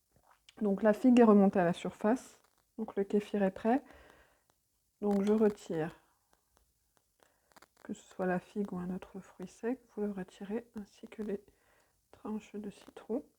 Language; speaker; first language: French; native; French